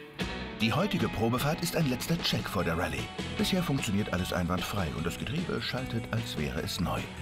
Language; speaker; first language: German; native; German